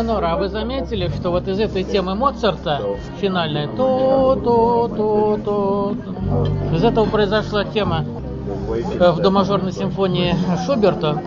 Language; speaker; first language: Russian; native; Russian